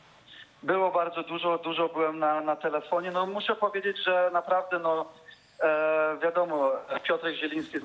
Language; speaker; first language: Polish; early bilingual, heritage; Polish